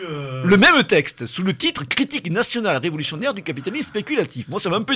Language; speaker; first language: French; native; French